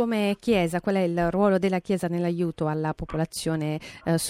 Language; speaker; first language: Italian; native; Italian